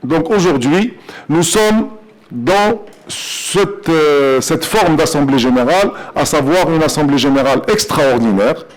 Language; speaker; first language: French; non-native, local second language; Arabic